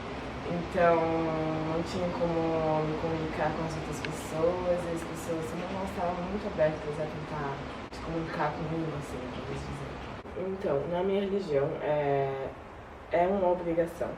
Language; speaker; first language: Portuguese; early bilingual, other home language; Arabic